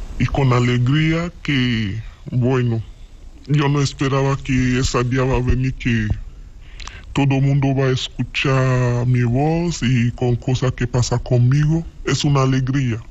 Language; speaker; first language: Spanish; non-native, learner; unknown